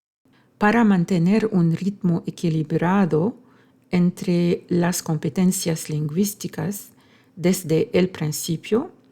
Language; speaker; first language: Spanish; non-native, fluent; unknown